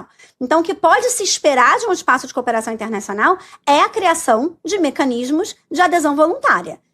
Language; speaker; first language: Portuguese; native; Portuguese